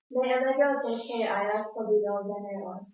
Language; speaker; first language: Spanish; non-native, learner; English